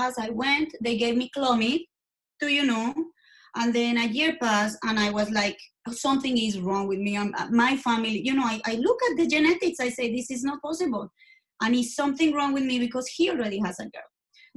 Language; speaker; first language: English; non-native, fluent; Spanish